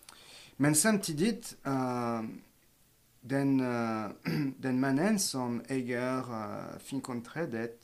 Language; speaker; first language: Swedish; non-native, fluent; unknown